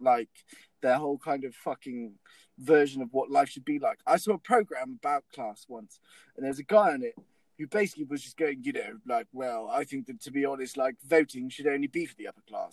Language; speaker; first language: English; native; English